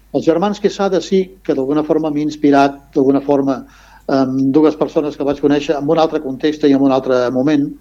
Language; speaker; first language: Catalan; non-native, local second language; Spanish